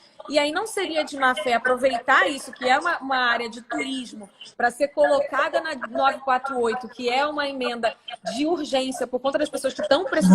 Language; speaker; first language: Portuguese; native; Portuguese